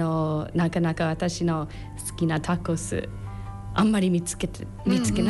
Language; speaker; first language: Japanese; non-native, learner; English